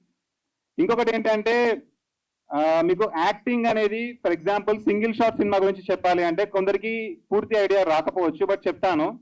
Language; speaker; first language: Telugu; native; Telugu